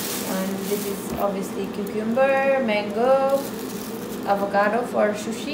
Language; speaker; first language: English; non-native, fluent; Nepali